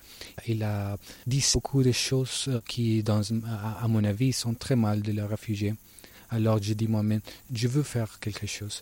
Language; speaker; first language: French; non-native, learner; Spanish